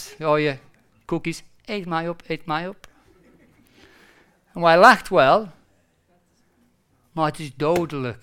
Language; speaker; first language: Dutch; non-native, fluent; English